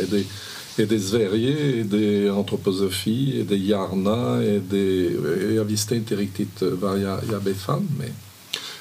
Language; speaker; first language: Swedish; non-native, fluent; French